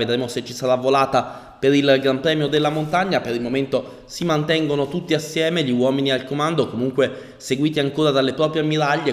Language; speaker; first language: Italian; native; Italian